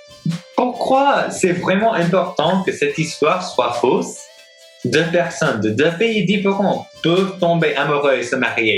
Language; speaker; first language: French; non-native, learner; English